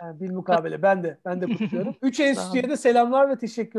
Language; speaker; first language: Turkish; native; Turkish